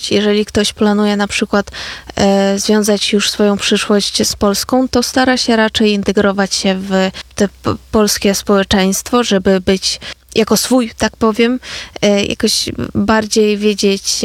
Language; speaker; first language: Polish; non-native, fluent; Ukrainian